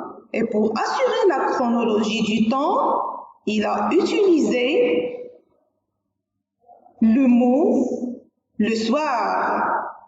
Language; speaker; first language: French; non-native, local second language; Arabic